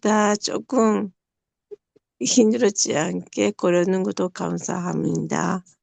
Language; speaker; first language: Korean; non-native, learner; Japanese